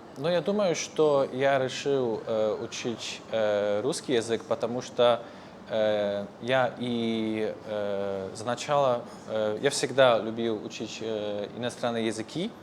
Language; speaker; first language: Russian; non-native, fluent; Polish